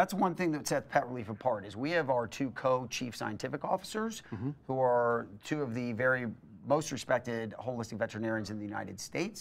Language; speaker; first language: English; native; English